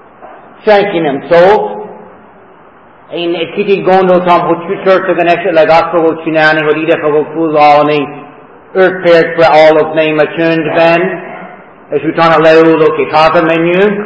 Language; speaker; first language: Hungarian; non-native, fluent; English